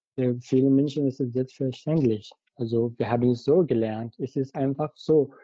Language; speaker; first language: German; non-native, fluent; Arabic